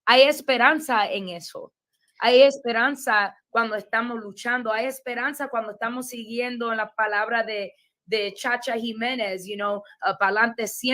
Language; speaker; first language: Spanish; early bilingual, heritage; Spanish